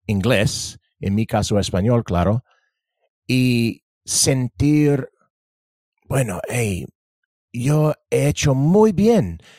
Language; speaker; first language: Spanish; non-native, fluent; English